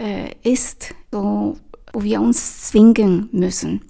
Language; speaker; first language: German; non-native, fluent; Spanish